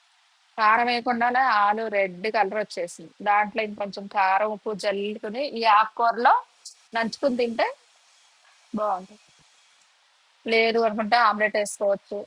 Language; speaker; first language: Telugu; native; Telugu